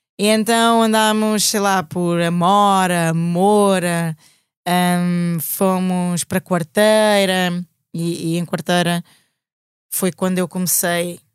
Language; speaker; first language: Portuguese; native; Portuguese